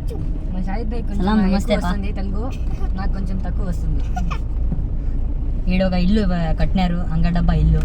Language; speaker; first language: Telugu; non-native, local second language; Urdu